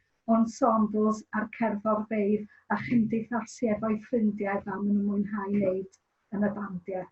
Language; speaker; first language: Welsh; native; Welsh